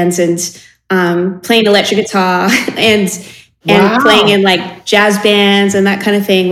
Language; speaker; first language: English; native; English